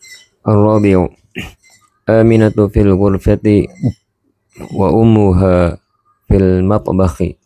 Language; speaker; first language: Arabic; non-native, learner; Indonesian